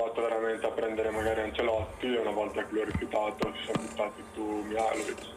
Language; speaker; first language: Italian; native; Italian